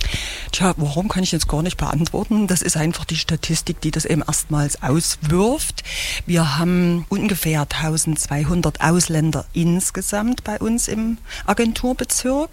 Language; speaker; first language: German; native; German